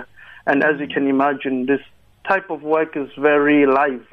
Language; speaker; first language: English; non-native, local second language; Tsonga